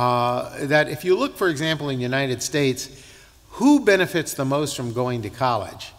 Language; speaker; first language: English; native; English